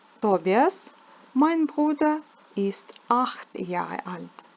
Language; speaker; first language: German; non-native, fluent; Ukrainian